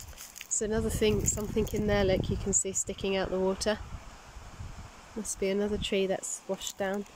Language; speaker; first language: English; native; English